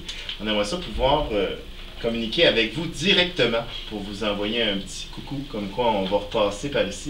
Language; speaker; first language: French; native; French